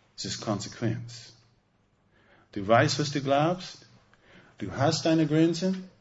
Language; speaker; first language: German; non-native, fluent; English